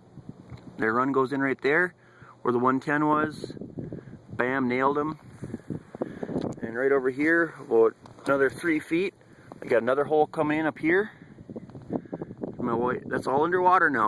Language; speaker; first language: English; native; English